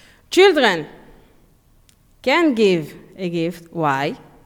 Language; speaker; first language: English; non-native, learner; Hebrew